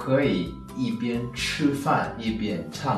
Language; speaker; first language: Chinese; non-native, learner; Swahili